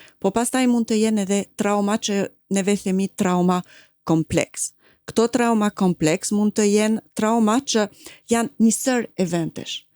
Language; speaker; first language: Albanian; non-native, fluent; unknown